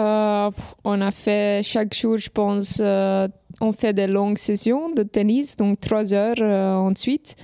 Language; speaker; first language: French; non-native, local second language; Dutch